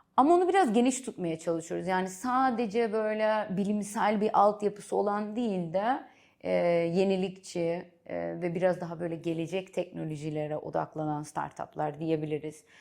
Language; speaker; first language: Turkish; early bilingual, heritage; Turkish